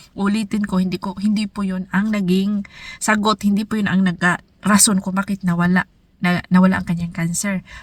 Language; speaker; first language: Filipino; non-native, local second language; Cebuano